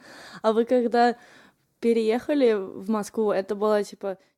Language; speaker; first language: Russian; non-native, fluent; English